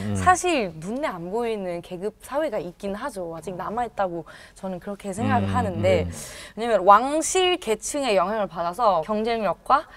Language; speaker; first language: Korean; non-native, fluent; Thai